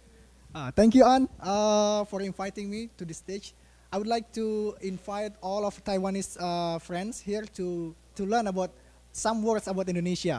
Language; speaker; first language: English; non-native, fluent; Indonesian